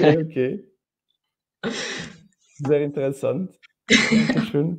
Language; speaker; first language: German; non-native, fluent; Italian